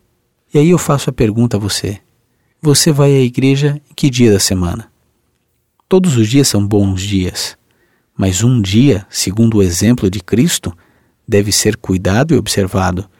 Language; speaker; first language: Portuguese; native; Portuguese